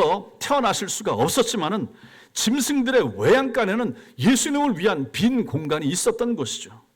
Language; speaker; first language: Korean; native; Korean